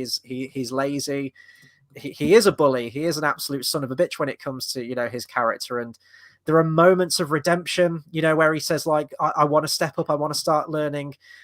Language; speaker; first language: English; native; English